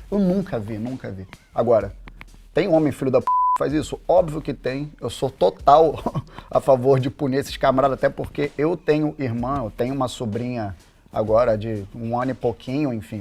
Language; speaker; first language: Portuguese; native; Portuguese